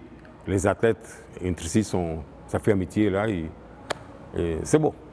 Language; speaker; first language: French; non-native, fluent; Portuguese